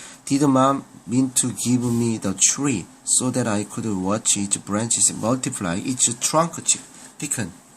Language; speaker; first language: English; non-native, fluent; Korean